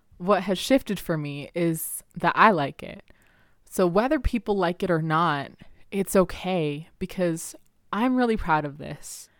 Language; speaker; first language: English; early bilingual, other home language; Spanish